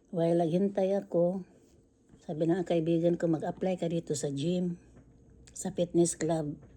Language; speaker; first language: Filipino; non-native, local second language; Cebuano